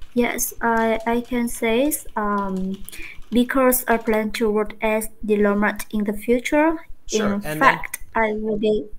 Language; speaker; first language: English; non-native, learner; Vietnamese